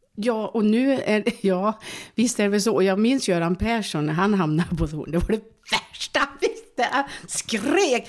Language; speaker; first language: Swedish; native; Swedish